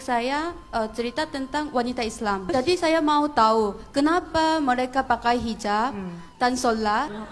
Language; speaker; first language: Indonesian; non-native, fluent; Korean